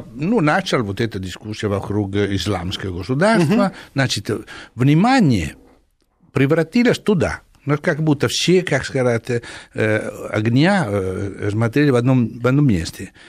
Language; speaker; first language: Russian; non-native, fluent; Italian